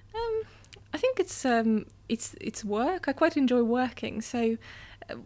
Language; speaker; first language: English; non-native, fluent; Russian